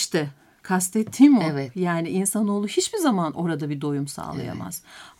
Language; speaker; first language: Turkish; native; Turkish